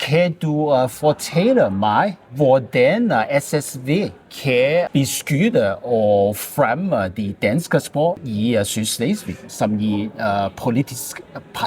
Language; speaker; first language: Danish; non-native, learner; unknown